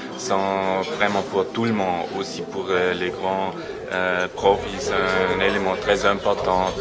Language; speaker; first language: French; non-native, learner; German